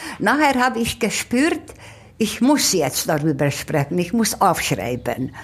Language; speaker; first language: German; non-native, fluent; Hungarian